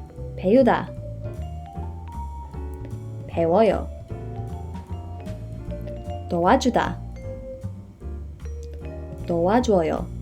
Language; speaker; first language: Korean; non-native, fluent; English